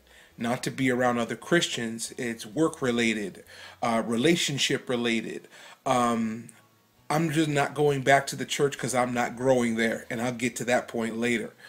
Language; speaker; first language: English; native; English